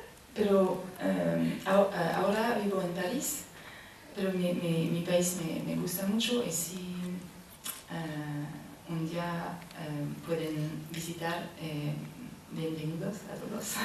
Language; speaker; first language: Spanish; non-native, learner; French